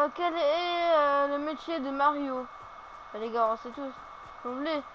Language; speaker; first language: French; native; French